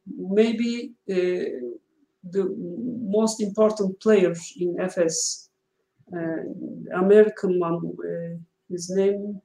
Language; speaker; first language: English; non-native, learner; Turkish